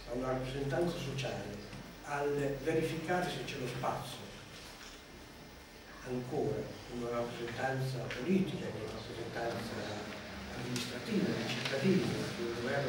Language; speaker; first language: Italian; native; Italian